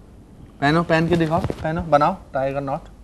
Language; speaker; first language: Hindi; native; Hindi